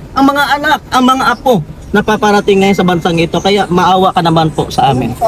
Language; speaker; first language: Filipino; non-native, local second language; Cebuano